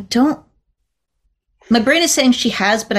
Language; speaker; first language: English; native; English